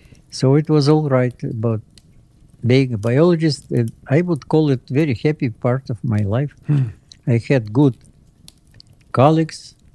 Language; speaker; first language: English; non-native, fluent; Russian